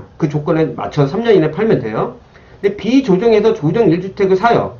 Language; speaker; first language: Korean; native; Korean